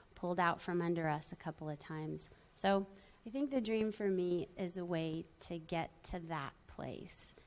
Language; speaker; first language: English; native; English